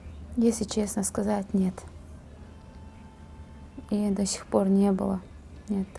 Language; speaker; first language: Russian; non-native, fluent; Uzbek